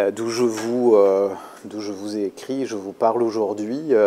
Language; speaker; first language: French; native; French